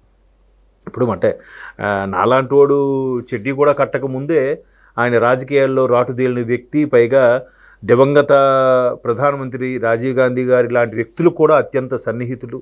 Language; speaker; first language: Telugu; native; Telugu